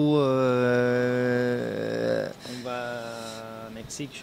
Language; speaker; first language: French; non-native, learner; Spanish